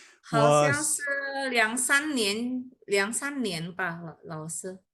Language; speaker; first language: Chinese; non-native, learner; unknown